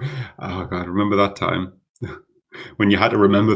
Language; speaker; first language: English; native; English